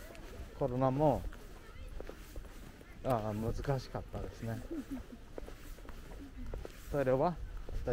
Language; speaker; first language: Japanese; non-native, learner; Indonesian